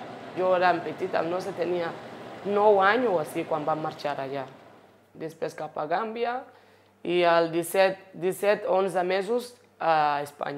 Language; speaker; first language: Spanish; non-native, fluent; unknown